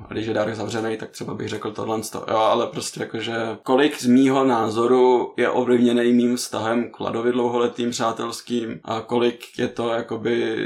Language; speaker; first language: Czech; native; Czech